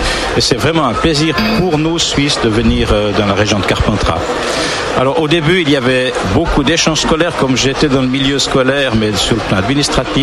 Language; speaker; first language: French; native; French